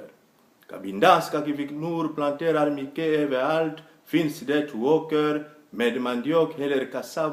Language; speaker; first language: Swedish; non-native, fluent; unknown